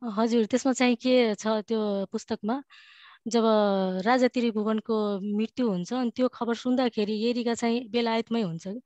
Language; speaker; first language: Nepali; native; Nepali